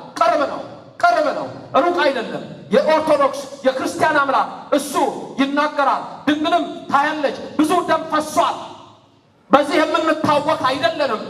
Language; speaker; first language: Amharic; native; Amharic